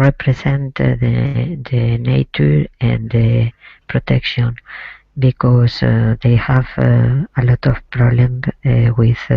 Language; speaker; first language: English; non-native, learner; Spanish